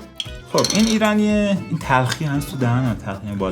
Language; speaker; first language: Persian; native; Persian